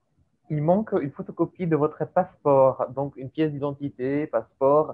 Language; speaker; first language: French; native; French